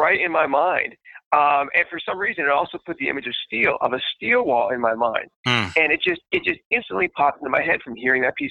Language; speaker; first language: English; native; English